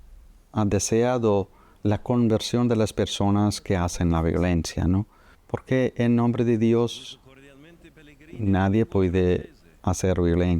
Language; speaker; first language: Spanish; non-native, fluent; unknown